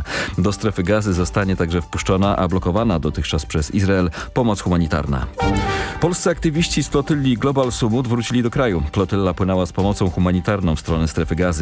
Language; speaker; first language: Polish; native; Polish